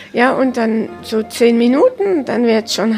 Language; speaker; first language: German; early bilingual, heritage; German